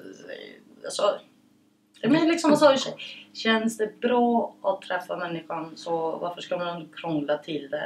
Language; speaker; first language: Swedish; early bilingual, other home language; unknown